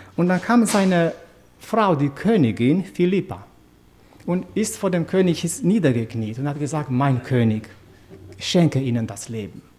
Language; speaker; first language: German; non-native, fluent; Romanian